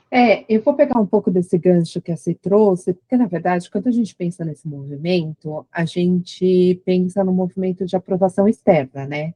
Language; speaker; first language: Portuguese; native; Portuguese